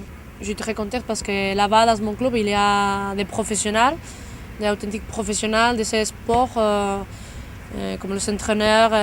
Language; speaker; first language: French; non-native, fluent; Spanish